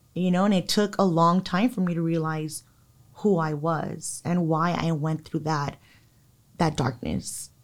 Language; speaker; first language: English; native; English